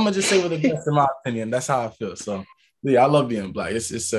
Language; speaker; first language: English; native; English